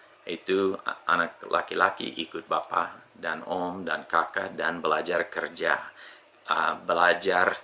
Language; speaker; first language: Indonesian; non-native, fluent; English